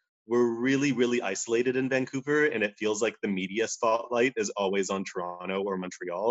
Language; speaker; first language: English; native; English